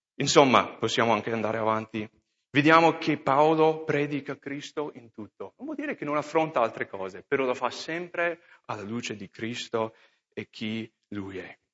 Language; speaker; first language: Italian; non-native, fluent; English